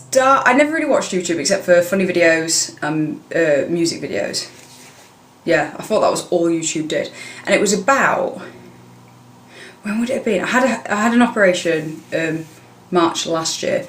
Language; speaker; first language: English; native; English